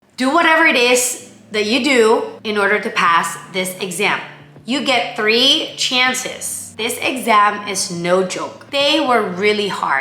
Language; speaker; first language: English; non-native, local second language; Filipino